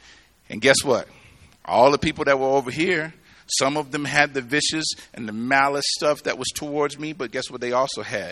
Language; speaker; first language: English; native; English